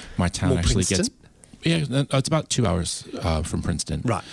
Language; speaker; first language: English; native; English